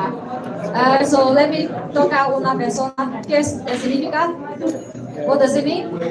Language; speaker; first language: English; non-native, fluent; Chinese